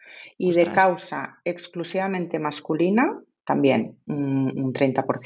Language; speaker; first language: Spanish; native; Spanish